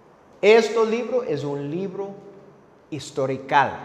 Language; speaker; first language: Spanish; non-native, fluent; English